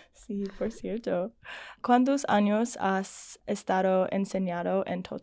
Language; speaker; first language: Spanish; non-native, learner; English